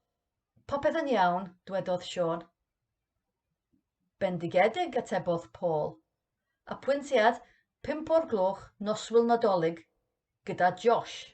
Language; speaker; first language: Welsh; non-native, learner; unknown